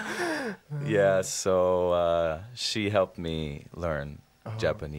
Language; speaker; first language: English; non-native, fluent; Spanish